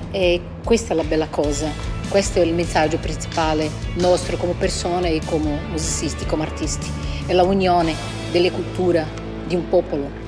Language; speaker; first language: Italian; non-native, fluent; Portuguese